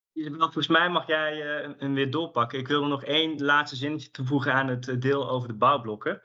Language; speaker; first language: Dutch; native; Dutch